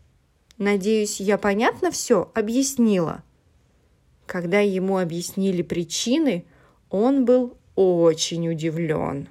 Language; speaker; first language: Russian; non-native, learner; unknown